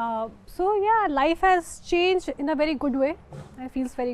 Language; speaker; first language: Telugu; non-native, fluent; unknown